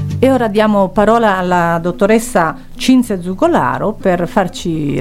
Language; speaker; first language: Italian; native; Italian